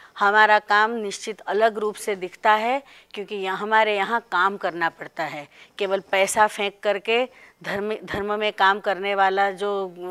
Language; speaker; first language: Hindi; non-native, local second language; Marathi